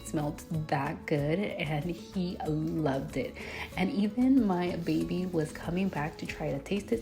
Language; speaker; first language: English; early bilingual, other home language; Spanish